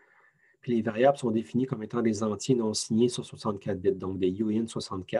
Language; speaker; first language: French; native; French